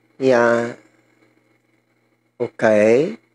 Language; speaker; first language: English; non-native, learner; Filipino